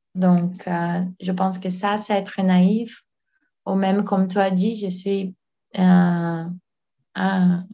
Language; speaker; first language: French; non-native, learner; Portuguese